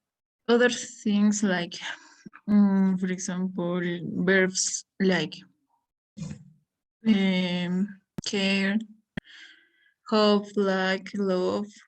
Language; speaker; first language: English; non-native, learner; Spanish